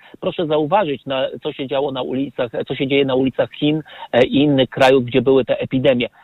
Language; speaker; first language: Polish; native; Polish